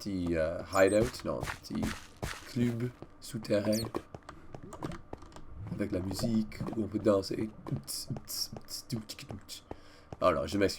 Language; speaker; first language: French; non-native, learner; English